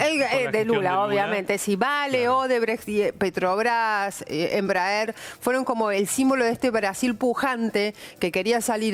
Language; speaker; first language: Spanish; native; Spanish